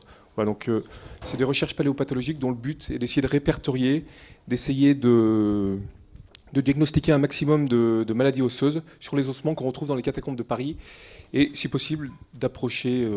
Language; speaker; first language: French; native; French